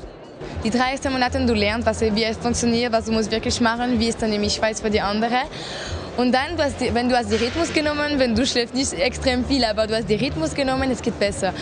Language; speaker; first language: German; non-native, local second language; French